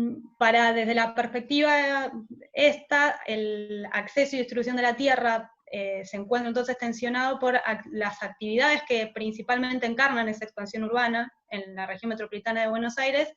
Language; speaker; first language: Spanish; native; Spanish